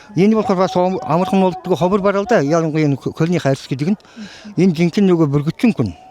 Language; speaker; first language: Mongolian; non-native, local second language; Kazakh